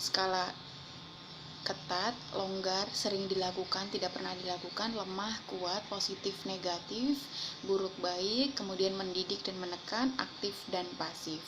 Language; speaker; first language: Indonesian; native; Indonesian